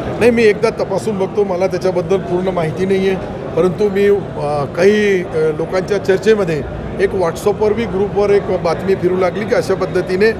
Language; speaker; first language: Marathi; non-native, local second language; Urdu